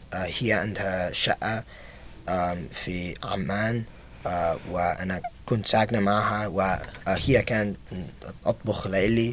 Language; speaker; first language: Arabic; non-native, learner; English